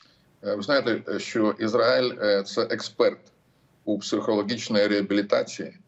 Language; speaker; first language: Ukrainian; non-native, local second language; Russian